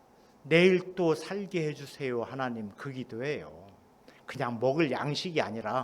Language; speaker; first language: Korean; native; Korean